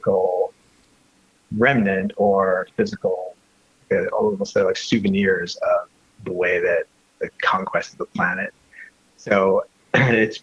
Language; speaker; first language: English; native; English